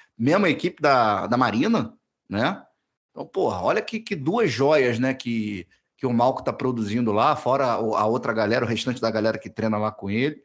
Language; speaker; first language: Portuguese; native; Portuguese